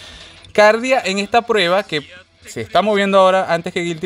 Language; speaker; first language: Spanish; native; Spanish